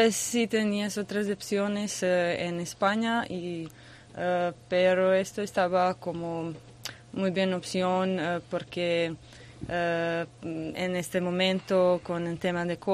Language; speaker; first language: Spanish; non-native, learner; Croatian